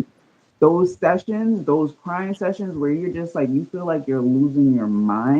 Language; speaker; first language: English; native; English